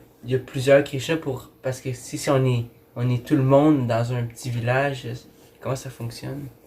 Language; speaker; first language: French; native; French